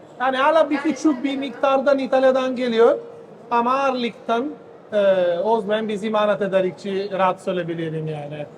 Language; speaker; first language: Turkish; non-native, fluent; Italian